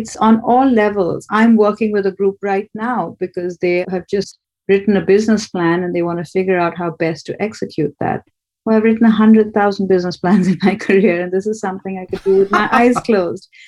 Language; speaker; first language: English; non-native, local second language; Bangla